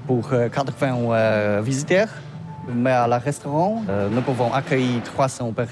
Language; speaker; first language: French; non-native, learner; Polish